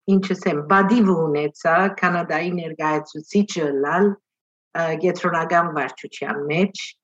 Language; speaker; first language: Armenian; early bilingual, heritage; Armenian